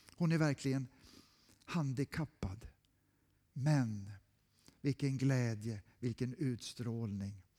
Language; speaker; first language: Swedish; native; Swedish